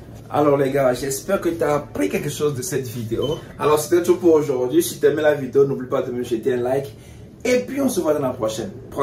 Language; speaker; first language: French; non-native, local second language; Ewe